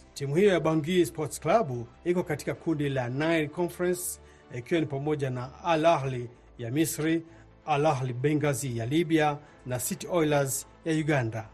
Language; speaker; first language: Swahili; non-native, local second language; Kinyarwanda